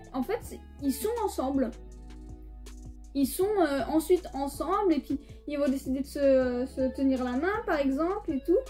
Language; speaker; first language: French; native; French